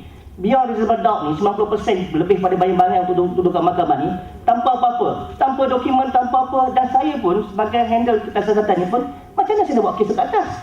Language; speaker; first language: Malay; native; Malay